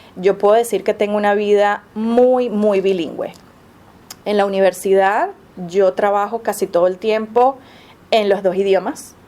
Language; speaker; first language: Spanish; native; Spanish